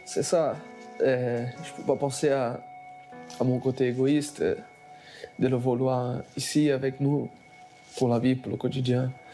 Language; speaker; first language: French; non-native, fluent; Portuguese